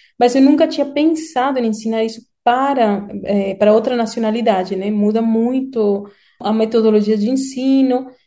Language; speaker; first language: Portuguese; non-native, fluent; Spanish